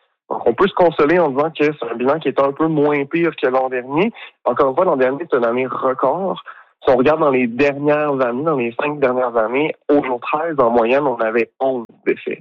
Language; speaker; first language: French; native; French